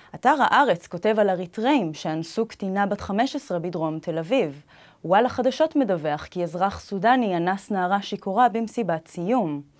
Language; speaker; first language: Hebrew; native; Hebrew